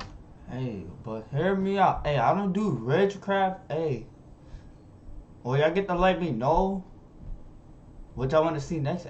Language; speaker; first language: English; native; English